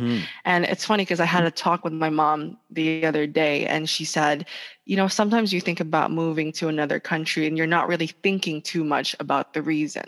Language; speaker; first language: English; non-native, local second language; Hiligaynon